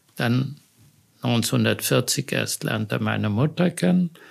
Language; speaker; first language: German; native; German